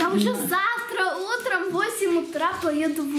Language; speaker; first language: Russian; early bilingual, heritage; Lithuanian